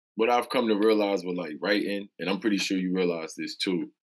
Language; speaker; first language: English; native; English